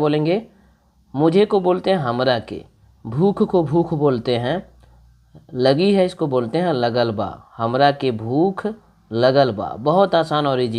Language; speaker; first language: Hindi; non-native, local second language; Bhojpuri